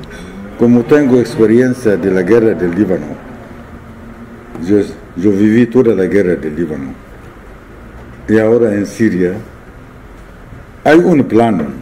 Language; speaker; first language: Spanish; non-native, fluent; Arabic